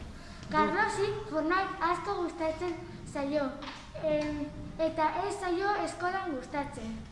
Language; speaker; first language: Basque; non-native, local second language; Spanish